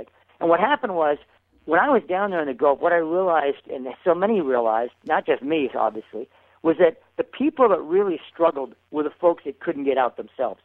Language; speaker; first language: English; native; English